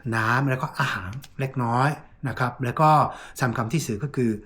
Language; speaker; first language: Thai; non-native, fluent; Japanese